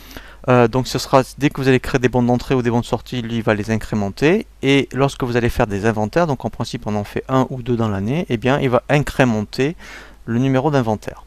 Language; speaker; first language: French; native; French